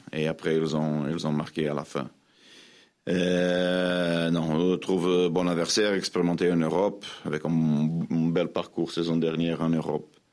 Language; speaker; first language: French; non-native, fluent; Portuguese